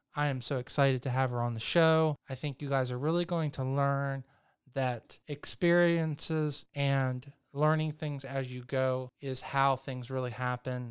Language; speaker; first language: English; native; English